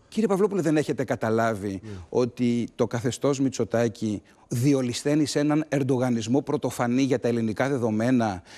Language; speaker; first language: Greek; native; Greek